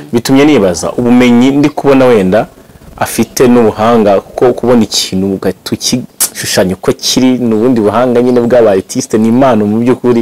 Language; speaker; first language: Kinyarwanda; native; Kinyarwanda